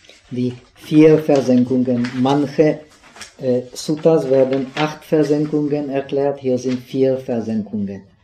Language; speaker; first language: German; non-native, fluent; Czech